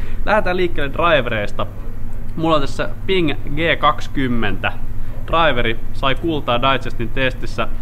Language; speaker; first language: Finnish; native; Finnish